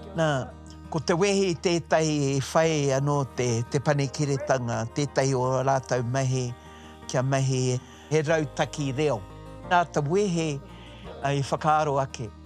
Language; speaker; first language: Māori; native; Māori